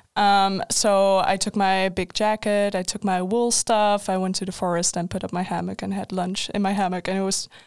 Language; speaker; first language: English; non-native, fluent; Dutch